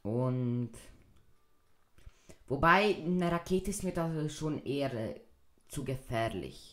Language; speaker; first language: German; native; German